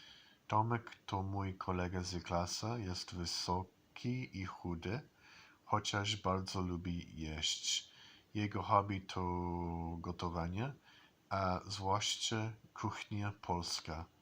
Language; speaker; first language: Polish; non-native, learner; English